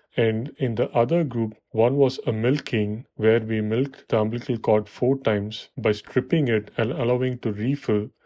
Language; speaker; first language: English; non-native, local second language; Tamil